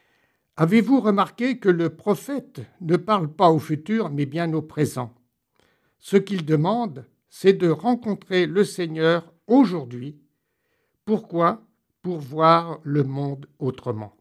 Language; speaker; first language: French; native; French